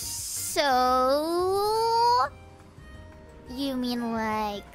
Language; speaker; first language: English; non-native, fluent; Indonesian